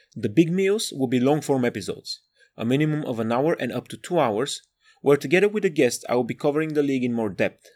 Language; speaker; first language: English; non-native, fluent; Bulgarian